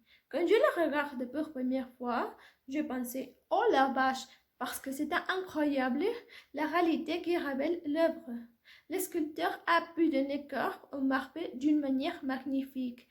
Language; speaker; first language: French; non-native, learner; Spanish